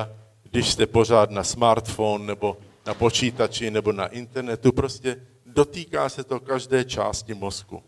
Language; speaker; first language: Czech; early bilingual, heritage; Czech